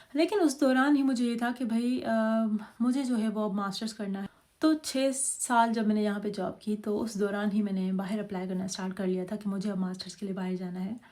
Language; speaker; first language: Urdu; non-native, local second language; Sindhi